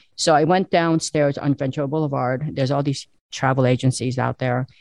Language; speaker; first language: English; early bilingual, other home language; Korean